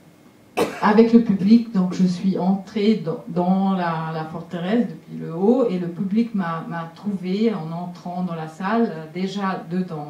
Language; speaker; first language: French; non-native, local second language; German